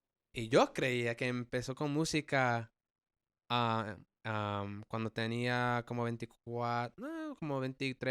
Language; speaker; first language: Spanish; early bilingual, heritage; English